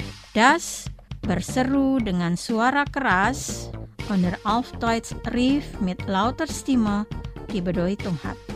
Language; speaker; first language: German; non-native, fluent; Indonesian